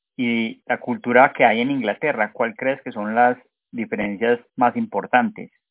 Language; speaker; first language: Spanish; native; Spanish